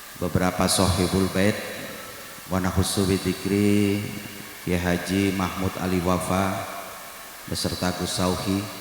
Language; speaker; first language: Indonesian; non-native, local second language; Madurese